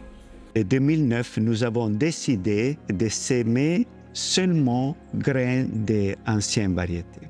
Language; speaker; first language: French; non-native, learner; Italian